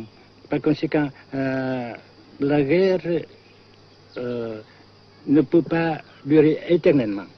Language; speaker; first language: French; non-native, local second language; Vietnamese